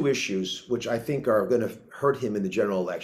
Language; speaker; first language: English; native; English